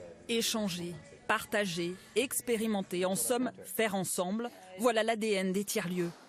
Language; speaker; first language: French; native; French